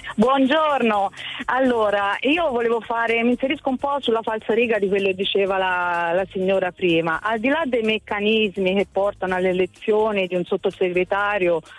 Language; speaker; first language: Italian; native; Italian